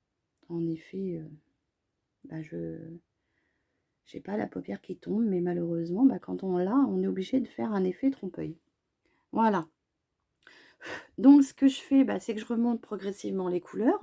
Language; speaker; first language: French; native; French